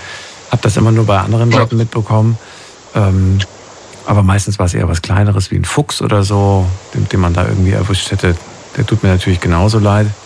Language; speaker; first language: German; native; German